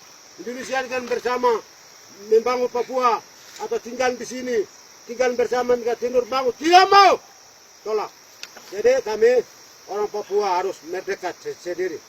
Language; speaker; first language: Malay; non-native, local second language; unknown